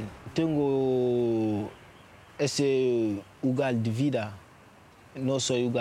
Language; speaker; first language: Spanish; non-native, learner; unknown